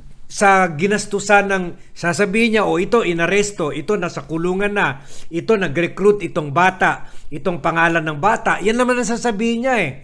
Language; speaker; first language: Filipino; native; Filipino